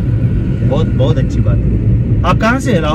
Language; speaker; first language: Hindi; non-native, local second language; Telugu